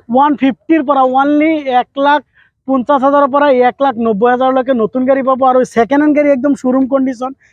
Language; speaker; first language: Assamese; non-native, local second language; Bangla